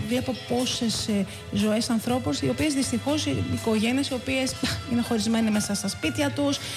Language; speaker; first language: Greek; early bilingual, heritage; Greek